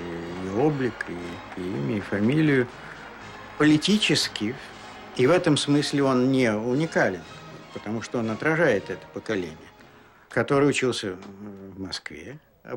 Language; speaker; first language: Russian; native; Russian